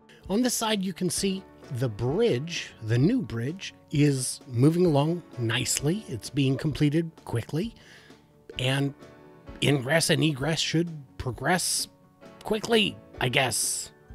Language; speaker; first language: English; native; English